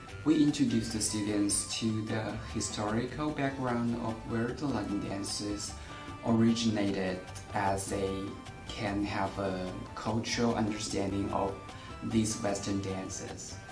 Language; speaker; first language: English; non-native, fluent; Chinese